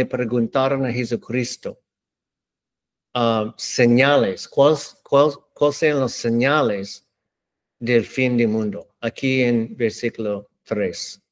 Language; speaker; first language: Spanish; non-native, learner; English